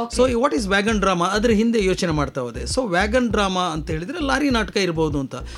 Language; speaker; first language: Kannada; non-native, local second language; Konkani